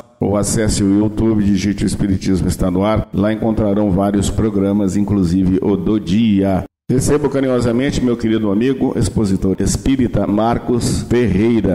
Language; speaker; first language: Portuguese; native; Portuguese